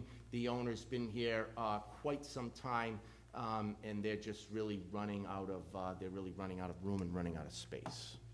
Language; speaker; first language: English; native; English